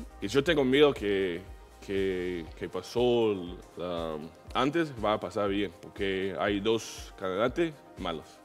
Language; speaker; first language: Spanish; non-native, learner; English